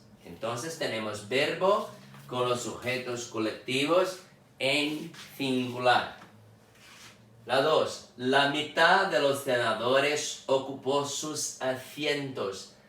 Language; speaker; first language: Spanish; non-native, fluent; Portuguese